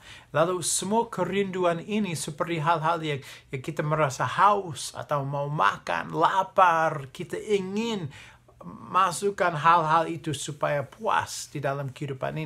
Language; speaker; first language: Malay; non-native, fluent; English